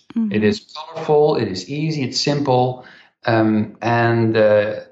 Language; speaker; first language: English; non-native, fluent; Dutch